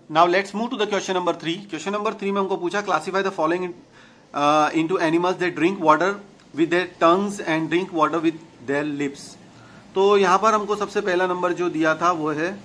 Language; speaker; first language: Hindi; non-native, local second language; Gujarati